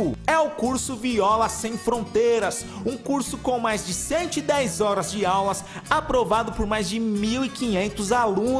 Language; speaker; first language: Portuguese; native; Portuguese